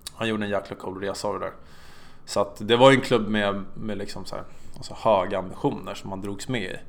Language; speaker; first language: Swedish; native; Swedish